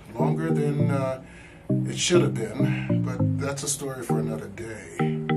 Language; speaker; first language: English; native; English